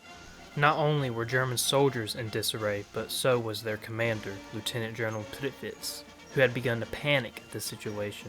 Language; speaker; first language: English; native; English